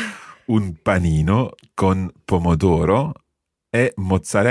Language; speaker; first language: Italian; non-native, fluent; English